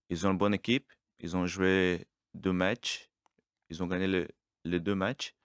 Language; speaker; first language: French; non-native, learner; Portuguese